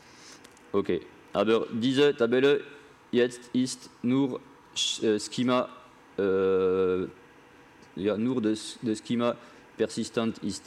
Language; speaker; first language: German; non-native, learner; French